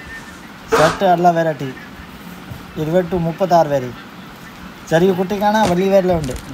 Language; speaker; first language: Malayalam; non-native, local second language; Hindi